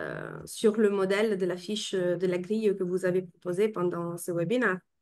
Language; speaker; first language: French; non-native, fluent; Italian